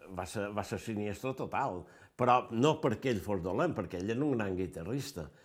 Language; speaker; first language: Catalan; native; Catalan